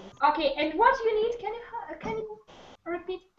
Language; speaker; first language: English; non-native, learner; Russian